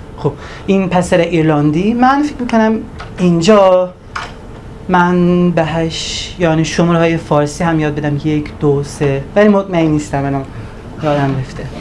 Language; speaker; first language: Persian; non-native, learner; Turkish